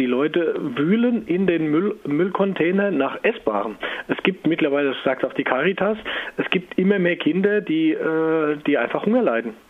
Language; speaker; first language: German; native; German